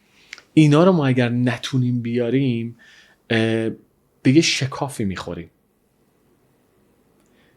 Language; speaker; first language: Persian; native; Persian